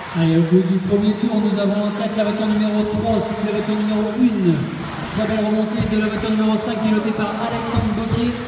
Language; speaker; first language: French; native; French